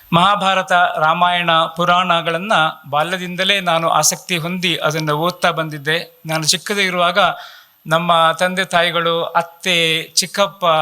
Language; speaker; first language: Kannada; native; Kannada